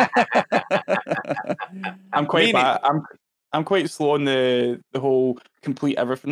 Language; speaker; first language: English; native; English